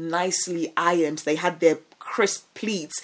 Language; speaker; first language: English; non-native, local second language; Akan